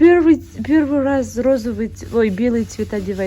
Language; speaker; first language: Russian; non-native, local second language; Kazakh